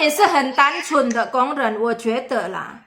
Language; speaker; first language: Chinese; non-native, fluent; Indonesian